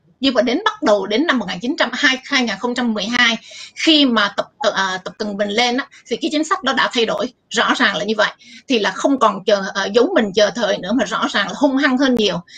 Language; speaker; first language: Vietnamese; native; Vietnamese